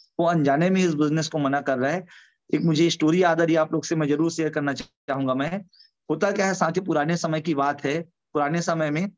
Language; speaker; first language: Hindi; native; Hindi